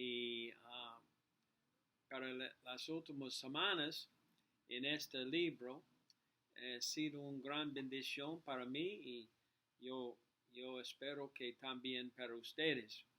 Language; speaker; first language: Spanish; non-native, learner; English